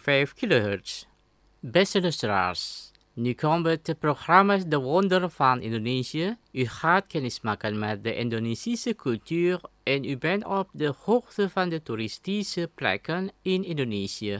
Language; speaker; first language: Dutch; non-native, learner; Indonesian